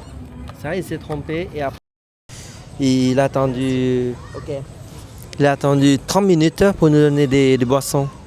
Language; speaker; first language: French; non-native, fluent; Vietnamese